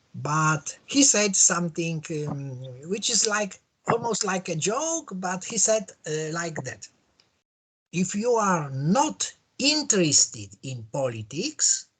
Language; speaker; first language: English; non-native, learner; Polish